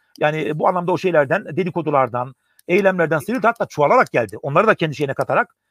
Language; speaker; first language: Turkish; early bilingual, heritage; Turkish